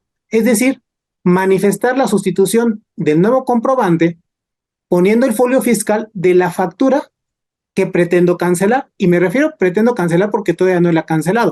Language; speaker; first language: Spanish; native; Spanish